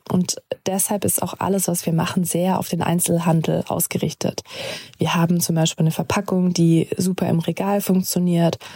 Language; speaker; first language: German; native; German